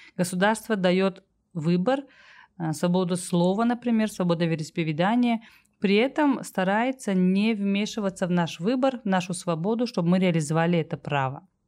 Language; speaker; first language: Russian; non-native, local second language; Tajik